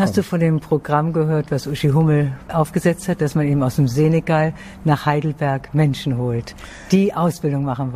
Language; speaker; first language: German; native; German